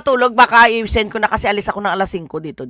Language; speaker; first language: Filipino; native; Filipino